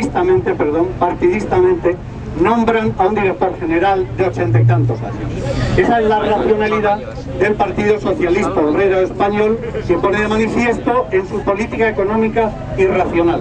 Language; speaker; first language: Spanish; native; Spanish